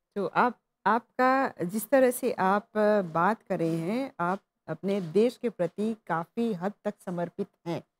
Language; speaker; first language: Hindi; non-native, local second language; Morisyen